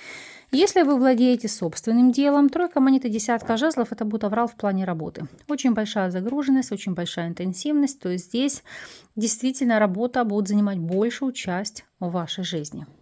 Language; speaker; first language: Russian; native; Russian